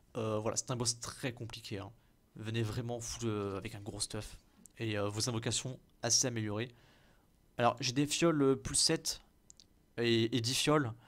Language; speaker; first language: French; native; French